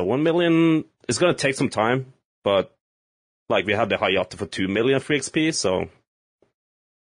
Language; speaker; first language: English; non-native, fluent; Norwegian